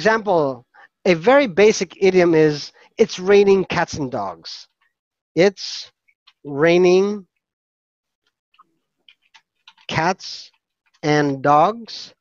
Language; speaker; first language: English; non-native, fluent; Filipino